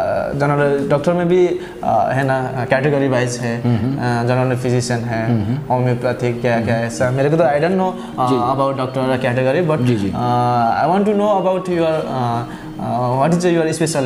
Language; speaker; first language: Hindi; non-native, learner; Nepali